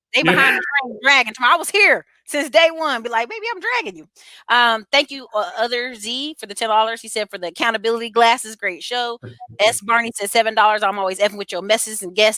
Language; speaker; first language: English; native; English